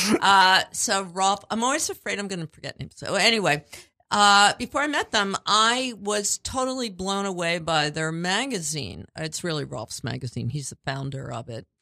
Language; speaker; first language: English; native; English